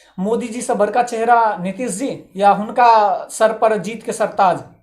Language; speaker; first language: Maithili; native; Maithili